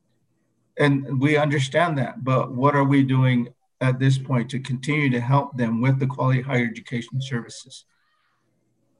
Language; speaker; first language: English; early bilingual, other home language; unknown